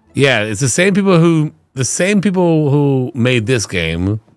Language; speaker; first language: English; native; English